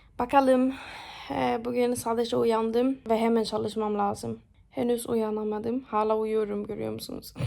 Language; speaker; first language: Turkish; non-native, fluent; Persian